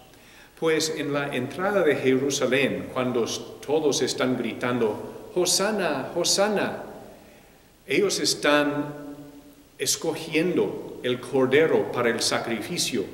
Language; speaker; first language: Spanish; non-native, fluent; English